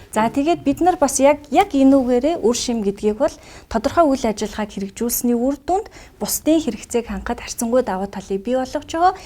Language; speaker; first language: Mongolian; native; Mongolian